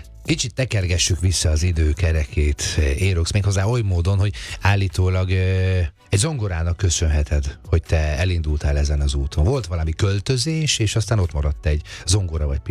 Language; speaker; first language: Hungarian; native; Hungarian